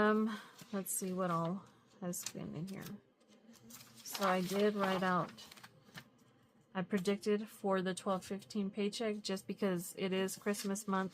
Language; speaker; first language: English; native; English